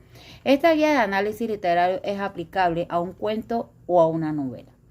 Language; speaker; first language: Spanish; native; Spanish